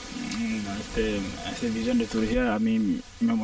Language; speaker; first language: Spanish; non-native, learner; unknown